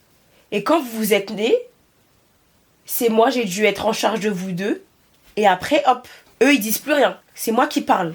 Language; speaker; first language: French; native; French